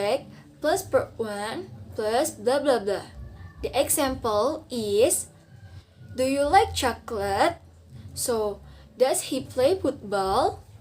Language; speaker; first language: English; non-native, learner; Indonesian